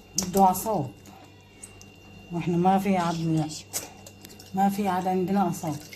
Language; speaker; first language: Arabic; native; Arabic